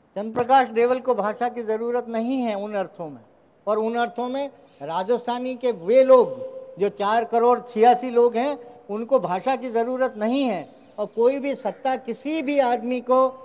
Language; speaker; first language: Hindi; non-native, local second language; Rajasthani